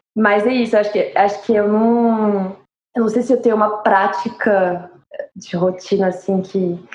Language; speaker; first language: Portuguese; non-native, fluent; French